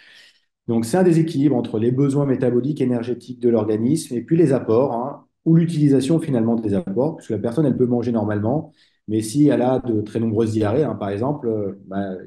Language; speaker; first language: French; native; French